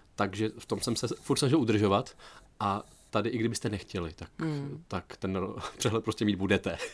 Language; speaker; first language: Czech; native; Czech